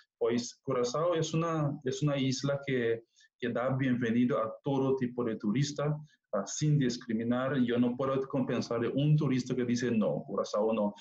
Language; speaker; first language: Spanish; non-native, fluent; Papiamento